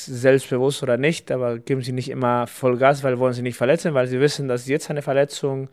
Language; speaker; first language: German; non-native, fluent; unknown